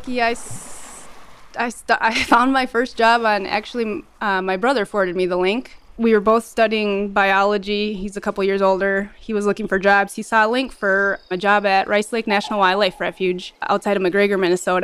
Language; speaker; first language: English; native; English